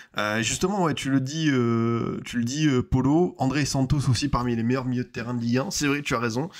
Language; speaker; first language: French; native; French